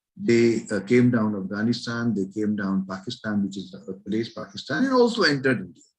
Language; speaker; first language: English; non-native, local second language; Marathi